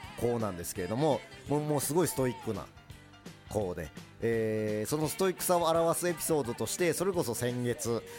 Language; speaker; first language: Japanese; early bilingual, other home language; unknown